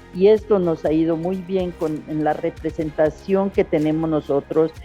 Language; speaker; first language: Spanish; native; Spanish